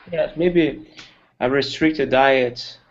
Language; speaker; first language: English; non-native, learner; Portuguese